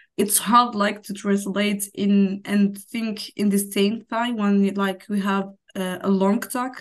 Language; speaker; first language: English; non-native, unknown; Arabic